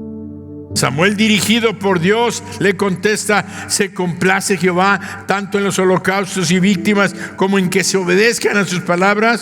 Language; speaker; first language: Spanish; native; Spanish